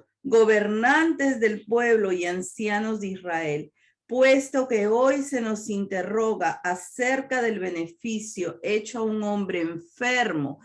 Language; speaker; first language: Spanish; native; Spanish